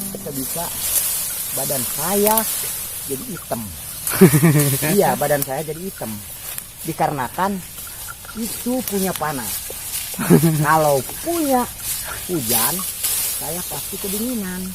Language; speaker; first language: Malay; non-native, local second language; Sundanese